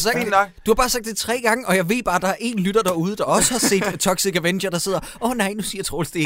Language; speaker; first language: Danish; native; Danish